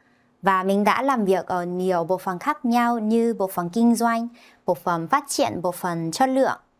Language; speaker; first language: Vietnamese; non-native, fluent; Korean